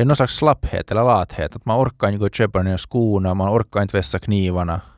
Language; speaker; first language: Swedish; native; Swedish